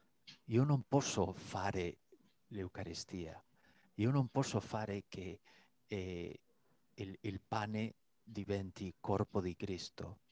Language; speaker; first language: Italian; non-native, fluent; Spanish